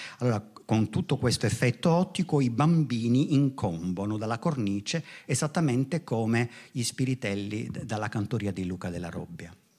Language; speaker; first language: Italian; native; Italian